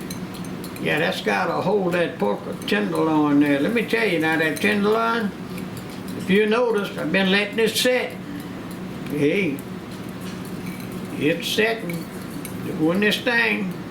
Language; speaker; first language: English; native; English